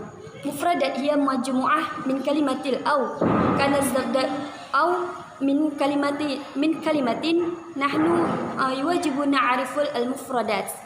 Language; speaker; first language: Arabic; non-native, learner; Indonesian